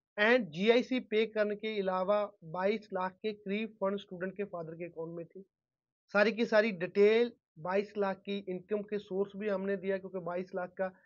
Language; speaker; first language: Hindi; non-native, local second language; Punjabi